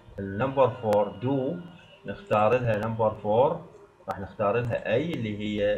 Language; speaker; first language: Arabic; native; Arabic